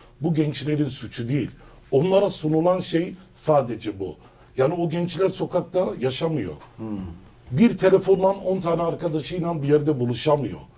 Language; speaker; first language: Turkish; early bilingual, heritage; Turkish